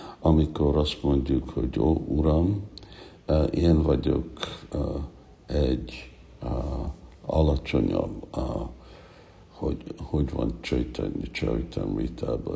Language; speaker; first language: Hungarian; non-native, learner; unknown